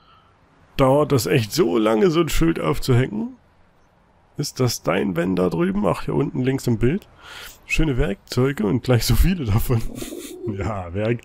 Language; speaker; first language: German; native; German